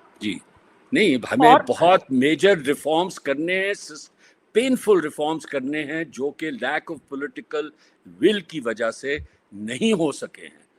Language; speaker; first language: Urdu; native; Urdu